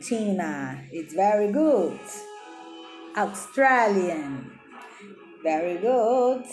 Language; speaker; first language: English; non-native, learner; Portuguese